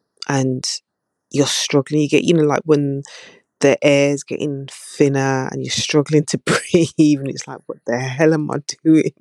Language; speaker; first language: English; native; English